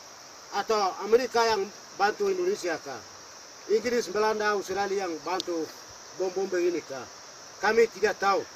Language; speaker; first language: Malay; non-native, local second language; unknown